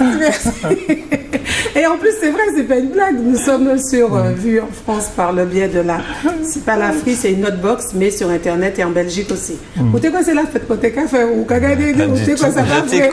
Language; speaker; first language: French; native; French